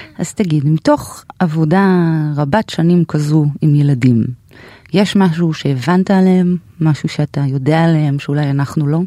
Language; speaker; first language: Hebrew; native; Hebrew